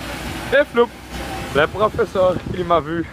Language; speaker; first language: French; non-native, learner; Dutch